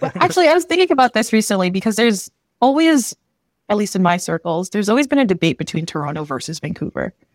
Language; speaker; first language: English; early bilingual, other home language; Filipino